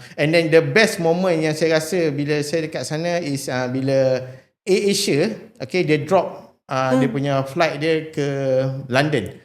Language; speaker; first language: Malay; native; Malay